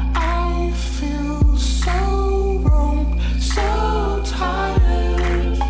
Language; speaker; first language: English; non-native, fluent; French